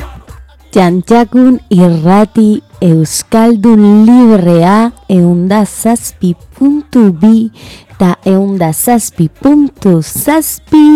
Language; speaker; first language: Basque; non-native, learner; Spanish